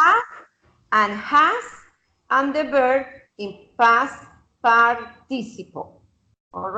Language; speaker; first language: English; non-native, fluent; Spanish